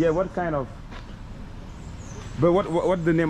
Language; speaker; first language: English; non-native, fluent; French